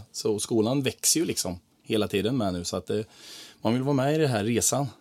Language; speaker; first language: Swedish; non-native, fluent; Croatian